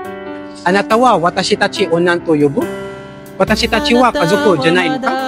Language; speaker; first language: Japanese; non-native, learner; Filipino